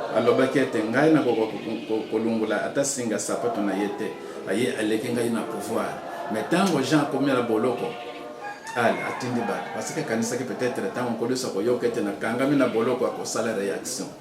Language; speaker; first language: Lingala; non-native, local second language; Kongo